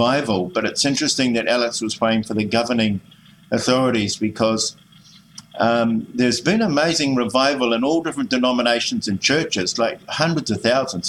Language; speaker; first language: English; native; English